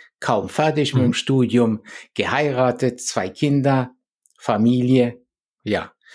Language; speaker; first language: German; early bilingual, other home language; Polish